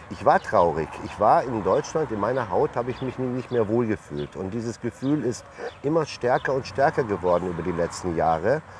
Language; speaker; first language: German; early bilingual, other home language; Turkish